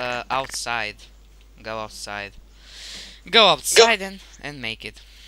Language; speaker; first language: English; non-native, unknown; Romanian